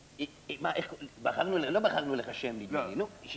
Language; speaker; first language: Hebrew; native; Hebrew